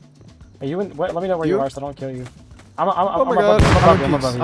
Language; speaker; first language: English; native; English